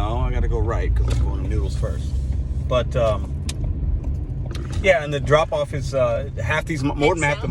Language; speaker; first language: English; native; English